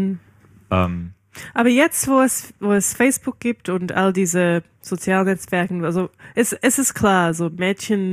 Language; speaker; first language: German; non-native, fluent; English